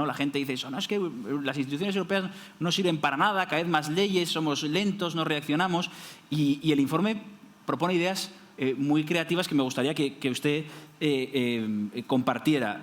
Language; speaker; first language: Spanish; native; Spanish